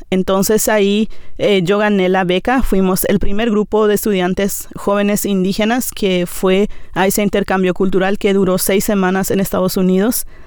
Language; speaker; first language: Spanish; non-native, local second language; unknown